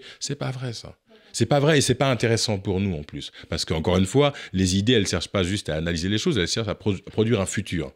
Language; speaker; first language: French; native; French